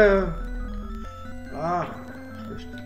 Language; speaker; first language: German; non-native, learner; French